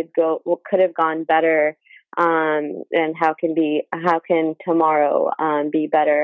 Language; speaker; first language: English; native; English